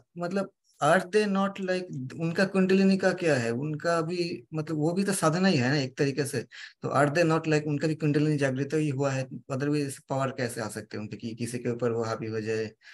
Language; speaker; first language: Hindi; non-native, local second language; Bangla